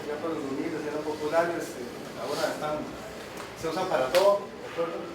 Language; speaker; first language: Spanish; native; Spanish